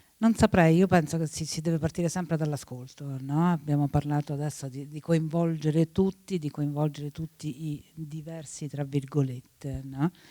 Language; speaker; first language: Italian; early bilingual, other home language; Spanish